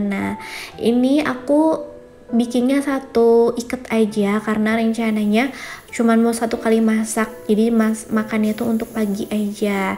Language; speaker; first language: Indonesian; native; Indonesian